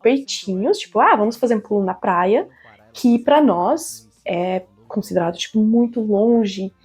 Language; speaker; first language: Portuguese; non-native, fluent; German